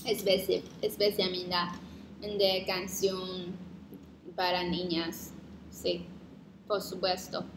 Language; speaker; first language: Spanish; non-native, learner; Chinese